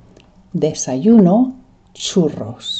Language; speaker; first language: Spanish; non-native, fluent; English